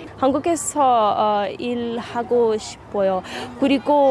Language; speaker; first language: Korean; non-native, learner; English